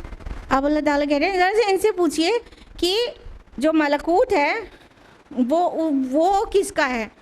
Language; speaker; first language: Urdu; native; Urdu